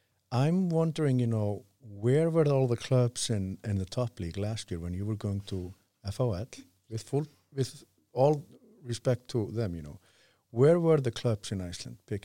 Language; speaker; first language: English; non-native, fluent; Icelandic